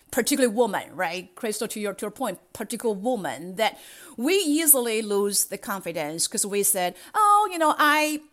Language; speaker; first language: English; non-native, fluent; Chinese